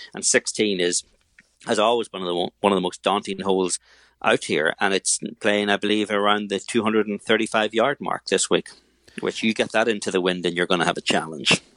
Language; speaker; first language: English; native; English